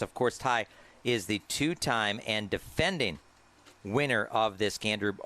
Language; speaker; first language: English; native; English